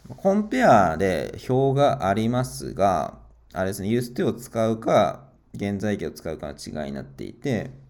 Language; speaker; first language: Japanese; native; Japanese